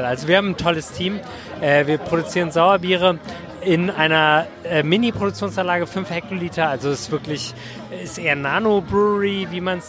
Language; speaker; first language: German; native; German